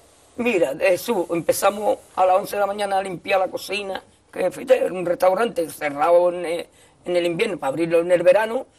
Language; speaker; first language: Spanish; native; Spanish